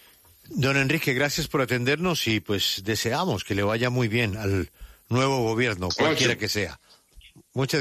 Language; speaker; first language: Spanish; native; Spanish